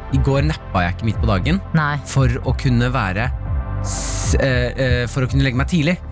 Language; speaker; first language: Norwegian; native; Norwegian